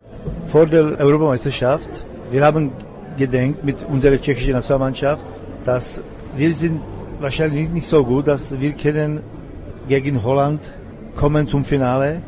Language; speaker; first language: German; non-native, learner; Czech